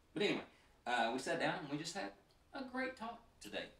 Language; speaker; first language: English; native; English